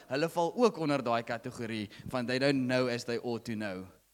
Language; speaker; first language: English; non-native, local second language; Afrikaans